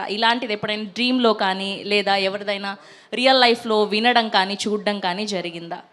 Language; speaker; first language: Telugu; native; Telugu